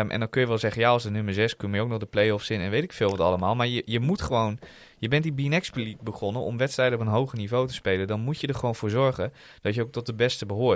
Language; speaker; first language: Dutch; native; Dutch